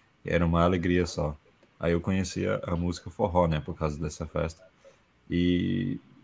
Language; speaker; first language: Portuguese; non-native, fluent; English